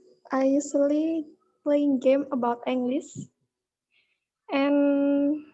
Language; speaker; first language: English; non-native, learner; Indonesian